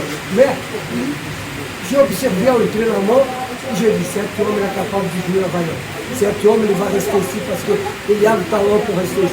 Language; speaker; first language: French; non-native, learner; Portuguese